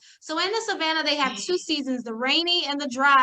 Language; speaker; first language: English; native; English